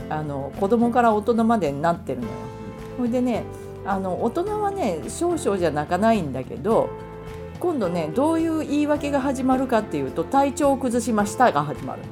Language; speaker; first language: Japanese; native; Japanese